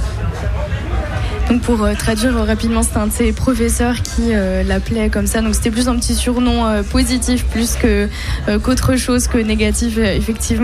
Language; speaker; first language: French; native; French